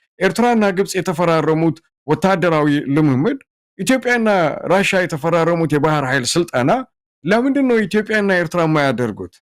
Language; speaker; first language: Amharic; non-native, local second language; Tigrinya